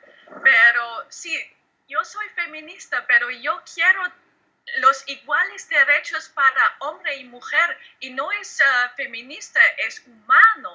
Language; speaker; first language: Spanish; non-native, learner; German